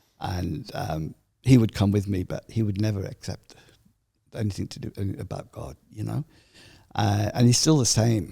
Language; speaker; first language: English; native; English